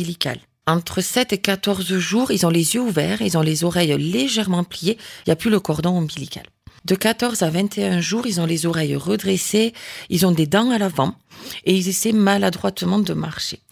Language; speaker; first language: French; native; French